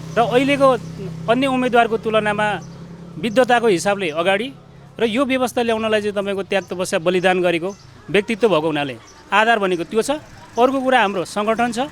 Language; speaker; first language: Nepali; native; Nepali